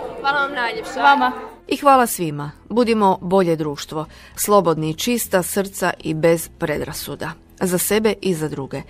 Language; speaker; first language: Croatian; native; Croatian